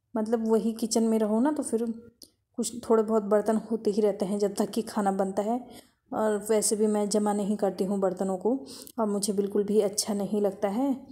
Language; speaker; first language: Hindi; native; Hindi